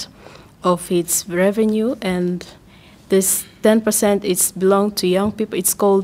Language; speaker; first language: English; non-native, local second language; Swahili